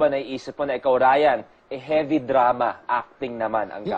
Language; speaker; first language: Filipino; native; Filipino